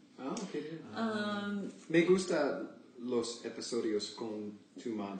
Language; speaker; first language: Spanish; non-native, learner; English